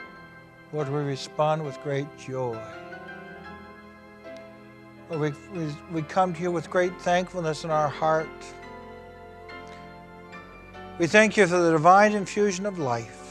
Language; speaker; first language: English; native; English